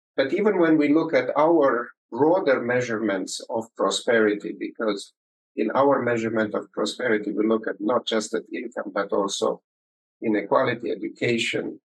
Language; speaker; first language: English; early bilingual, other home language; Romanian